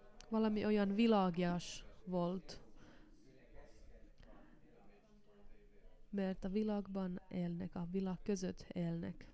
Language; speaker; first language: Hungarian; non-native, fluent; Finnish